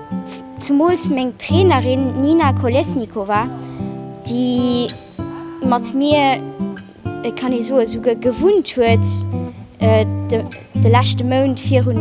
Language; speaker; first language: German; non-native, local second language; Luxembourgish